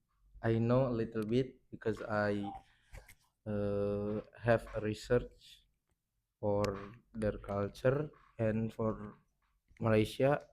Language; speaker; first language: English; non-native, learner; Indonesian